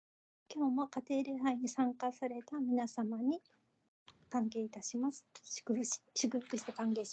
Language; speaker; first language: Japanese; non-native, fluent; Korean